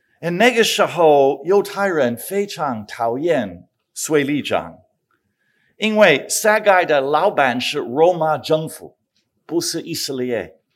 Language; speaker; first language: Chinese; non-native, fluent; English